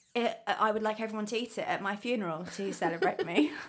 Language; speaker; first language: English; native; English